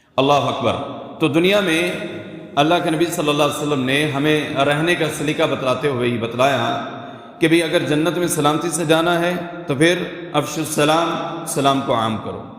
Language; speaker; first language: Urdu; non-native, local second language; Punjabi